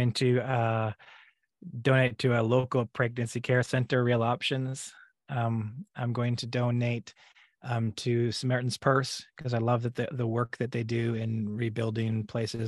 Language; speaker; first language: English; native; English